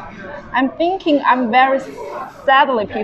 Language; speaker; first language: English; non-native, learner; Chinese